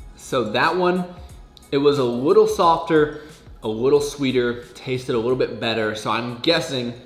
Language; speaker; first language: English; native; English